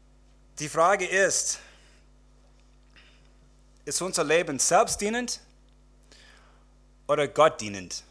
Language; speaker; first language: German; non-native, fluent; English